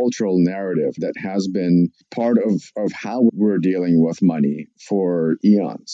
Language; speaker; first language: English; non-native, fluent; Russian